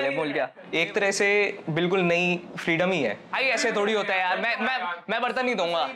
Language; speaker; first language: Hindi; native; Hindi